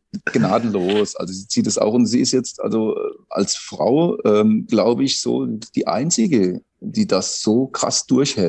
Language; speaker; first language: German; native; German